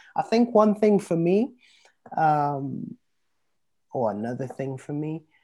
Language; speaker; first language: English; early bilingual, other home language; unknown